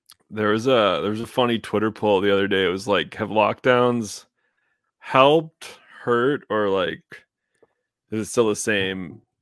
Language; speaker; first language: English; native; English